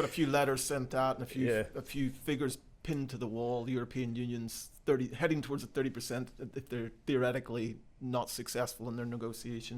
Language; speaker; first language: English; native; English